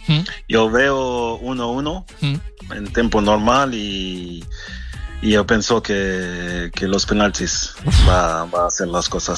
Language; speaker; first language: Spanish; non-native, fluent; French